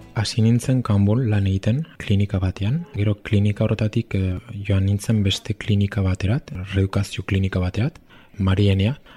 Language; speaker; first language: Basque; non-native, local second language; Spanish